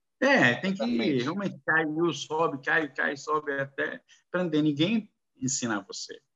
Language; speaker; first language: Portuguese; non-native, learner; Arabic